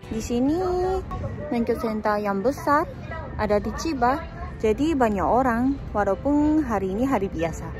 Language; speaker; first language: Indonesian; non-native, learner; Japanese